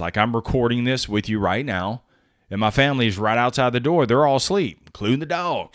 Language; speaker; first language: English; native; English